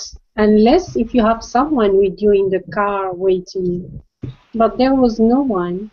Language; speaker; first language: English; non-native, learner; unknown